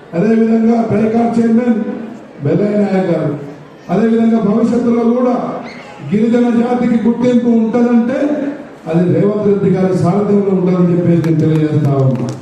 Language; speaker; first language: Telugu; non-native, local second language; Lambadi